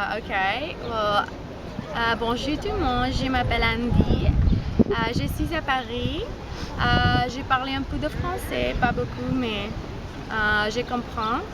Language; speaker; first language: French; non-native, learner; Spanish